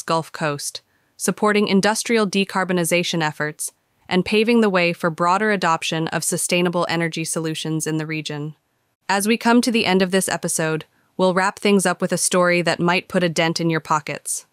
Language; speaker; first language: English; native; English